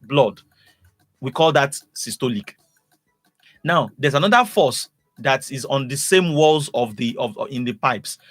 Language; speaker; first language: English; non-native, local second language; Yoruba